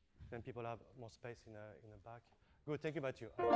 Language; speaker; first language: English; non-native, fluent; French